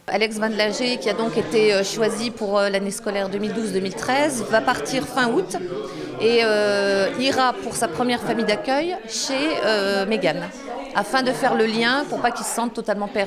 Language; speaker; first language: French; native; French